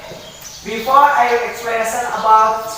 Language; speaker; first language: English; non-native, learner; Indonesian